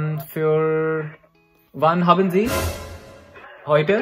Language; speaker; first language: German; non-native, learner; Hindi